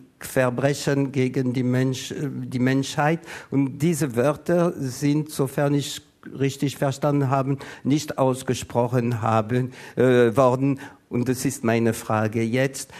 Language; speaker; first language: German; non-native, learner; French